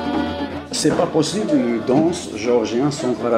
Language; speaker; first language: French; non-native, learner; Georgian